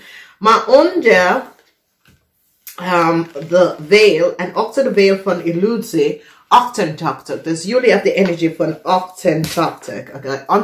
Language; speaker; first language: Dutch; non-native, fluent; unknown